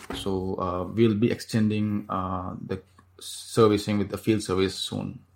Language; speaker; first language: English; non-native, local second language; Tamil